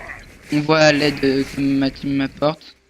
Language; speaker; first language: French; native; French